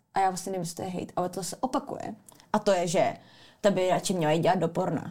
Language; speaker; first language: Czech; early bilingual, other home language; Armenian